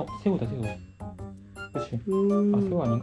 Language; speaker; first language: Korean; non-native, fluent; Japanese